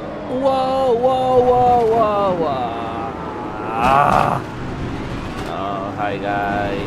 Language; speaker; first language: English; non-native, learner; Spanish